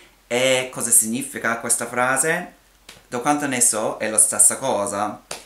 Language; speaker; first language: Italian; non-native, fluent; English